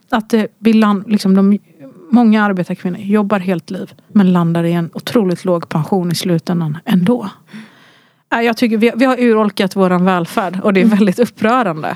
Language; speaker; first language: Swedish; early bilingual, other home language; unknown